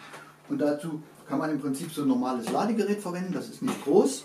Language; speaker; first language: German; native; German